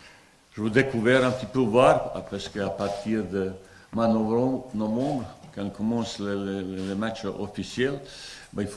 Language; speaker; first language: French; non-native, fluent; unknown